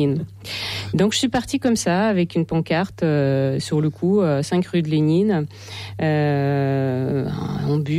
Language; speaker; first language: French; non-native, fluent; Russian